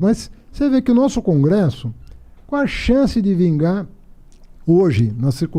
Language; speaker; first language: Portuguese; native; Portuguese